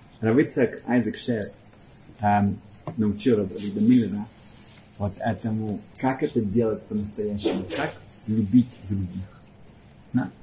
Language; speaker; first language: Russian; early bilingual, heritage; Russian